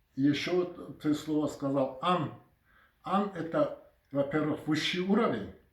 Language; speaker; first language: Russian; non-native, local second language; Karachay-Balkar